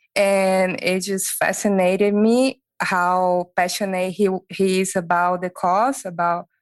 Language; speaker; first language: English; non-native, fluent; Portuguese